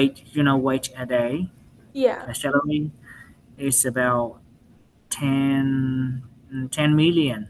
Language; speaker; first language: English; non-native, learner; Vietnamese